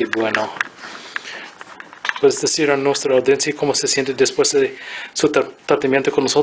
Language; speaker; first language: Spanish; non-native, learner; English